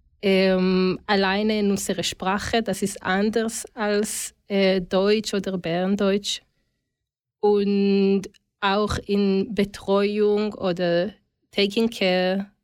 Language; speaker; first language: German; non-native, learner; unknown